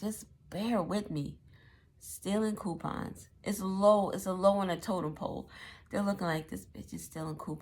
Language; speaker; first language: English; native; English